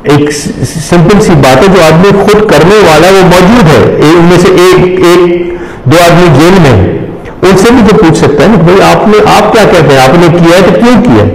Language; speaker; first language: Urdu; non-native, local second language; Sindhi